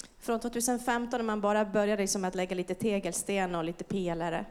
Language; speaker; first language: Swedish; non-native, learner; Spanish